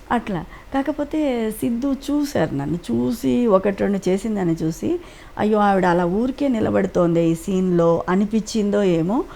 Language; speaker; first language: Telugu; native; Telugu